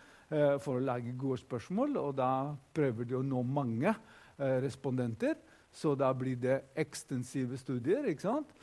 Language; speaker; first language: Norwegian; non-native, fluent; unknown